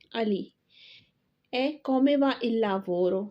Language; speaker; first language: Italian; non-native, fluent; Urdu